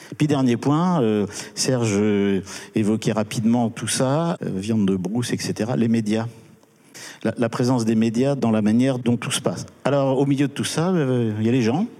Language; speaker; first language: French; native; French